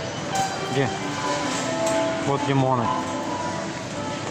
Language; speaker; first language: Russian; non-native, learner; Azerbaijani